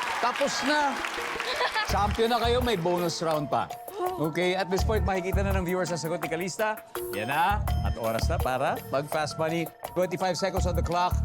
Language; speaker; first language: Filipino; native; Filipino